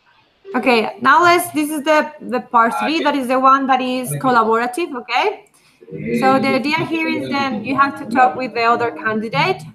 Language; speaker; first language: English; non-native, fluent; Spanish